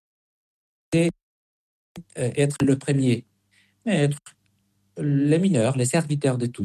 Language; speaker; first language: French; non-native, fluent; Spanish